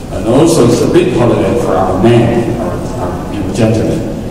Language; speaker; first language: English; non-native, fluent; Chinese